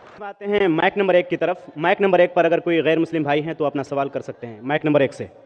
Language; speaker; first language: Hindi; native; Hindi